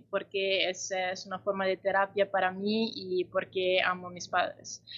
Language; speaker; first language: Spanish; non-native, fluent; Italian